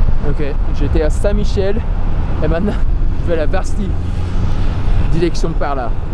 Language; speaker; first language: French; non-native, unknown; Japanese